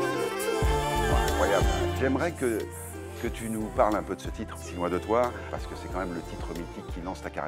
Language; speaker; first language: French; native; French